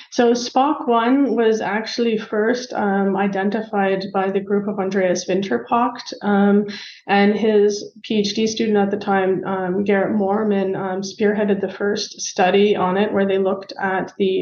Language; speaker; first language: English; native; English